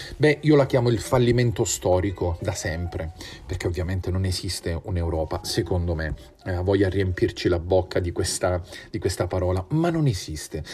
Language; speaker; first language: Italian; native; Italian